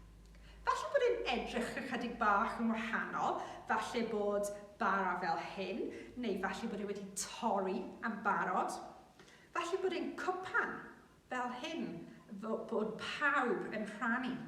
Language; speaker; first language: Welsh; non-native, local second language; English